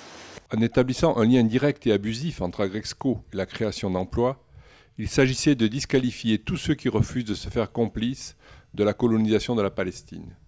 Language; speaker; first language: French; native; French